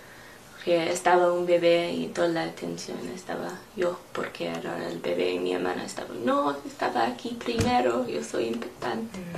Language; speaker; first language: Spanish; non-native, learner; English